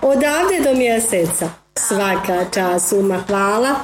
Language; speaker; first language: Croatian; native; Croatian